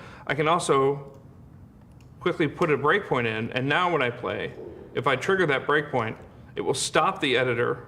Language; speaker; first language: English; native; English